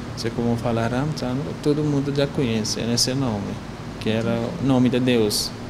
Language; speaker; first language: Portuguese; non-native, learner; Hindi